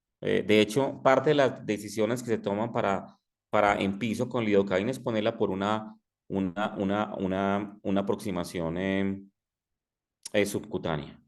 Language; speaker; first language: Spanish; native; Spanish